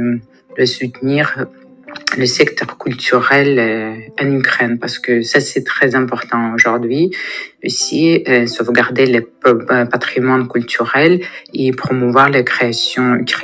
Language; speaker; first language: French; non-native, fluent; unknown